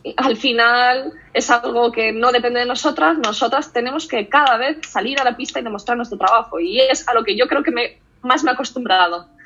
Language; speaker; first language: Spanish; early bilingual, other home language; Russian